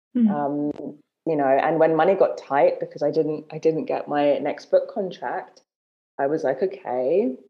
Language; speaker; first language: English; native; English